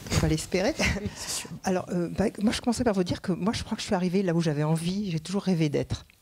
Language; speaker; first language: French; native; French